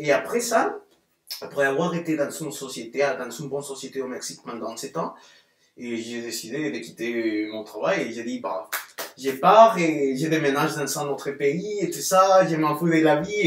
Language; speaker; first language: French; non-native, fluent; Spanish